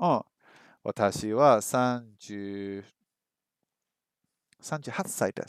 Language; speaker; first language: Japanese; non-native, learner; English